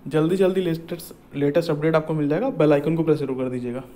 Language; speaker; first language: Hindi; native; Hindi